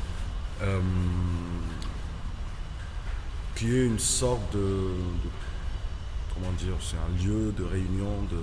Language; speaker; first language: French; non-native, local second language; Arabic